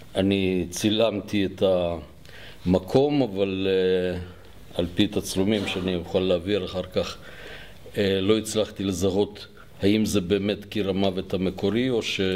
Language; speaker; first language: Hebrew; early bilingual, other home language; Russian